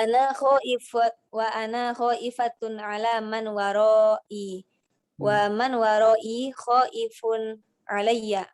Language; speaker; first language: Arabic; non-native, learner; Indonesian